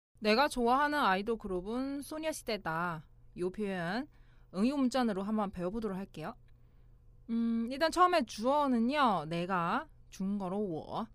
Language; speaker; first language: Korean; non-native, local second language; Chinese